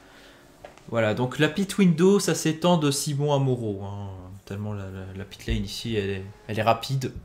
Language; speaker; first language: French; native; French